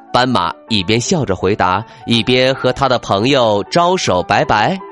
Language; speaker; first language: Chinese; native; Chinese